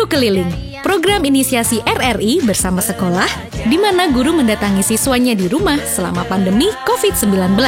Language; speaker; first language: Indonesian; native; Indonesian